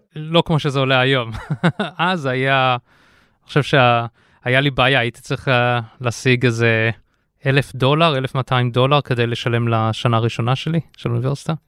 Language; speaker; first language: Hebrew; early bilingual, heritage; Hebrew